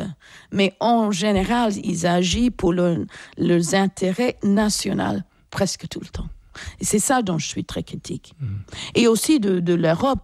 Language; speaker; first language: French; non-native, fluent; English